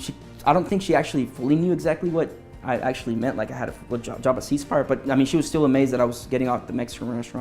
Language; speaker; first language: English; early bilingual, other home language; Spanish